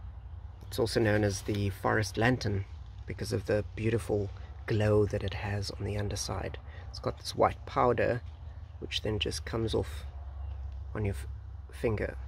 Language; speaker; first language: English; native; English